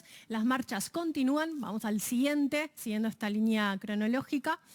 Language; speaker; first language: Spanish; native; Spanish